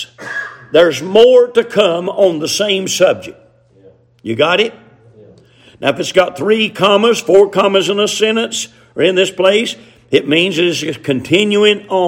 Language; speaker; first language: English; native; English